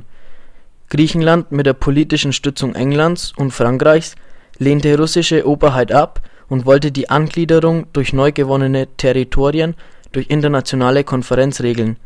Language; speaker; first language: German; native; German